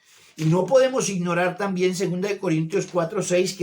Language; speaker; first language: Spanish; native; Spanish